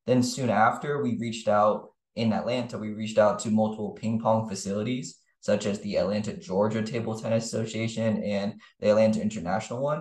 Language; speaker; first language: English; native; English